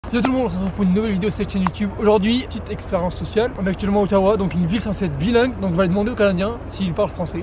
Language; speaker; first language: French; native; French